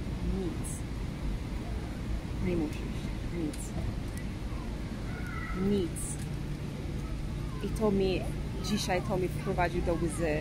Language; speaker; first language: Polish; non-native, fluent; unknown